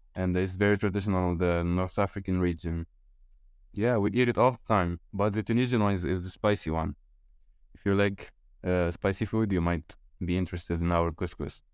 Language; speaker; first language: English; non-native, fluent; Arabic